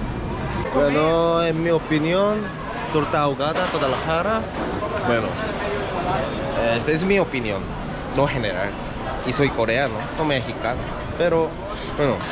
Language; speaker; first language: Spanish; non-native, learner; Korean